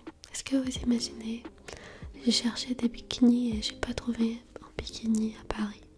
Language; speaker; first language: French; non-native, fluent; Armenian